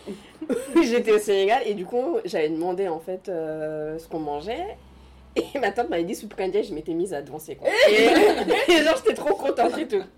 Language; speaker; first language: French; native; French